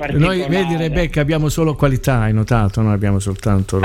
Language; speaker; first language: Italian; native; Italian